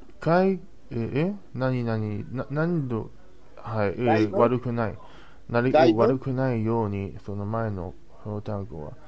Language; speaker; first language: Japanese; non-native, learner; Chinese